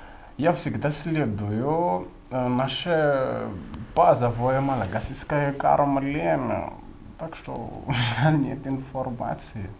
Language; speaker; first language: Russian; non-native, fluent; Malagasy